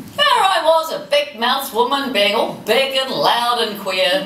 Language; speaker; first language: English; native; English